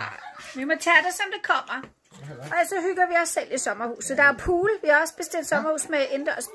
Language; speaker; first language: Danish; native; Danish